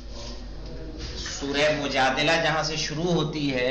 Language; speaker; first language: Urdu; native; Urdu